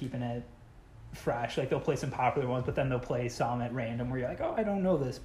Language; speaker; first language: English; native; English